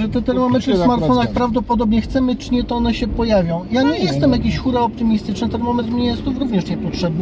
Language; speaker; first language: Polish; native; Polish